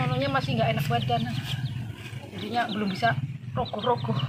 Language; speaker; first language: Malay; non-native, local second language; Javanese